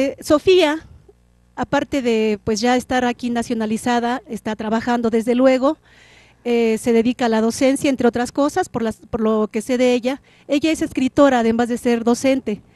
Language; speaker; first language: Spanish; native; Spanish